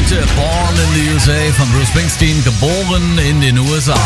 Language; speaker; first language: German; native; German